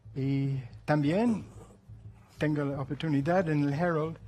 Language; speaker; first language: Spanish; non-native, fluent; English